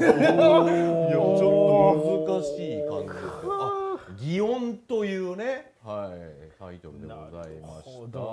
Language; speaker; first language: Japanese; native; Japanese